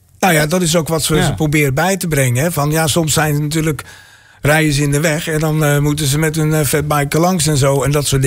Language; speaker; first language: Dutch; native; Dutch